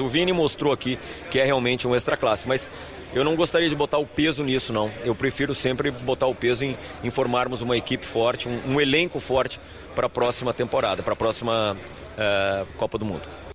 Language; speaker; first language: Portuguese; native; Portuguese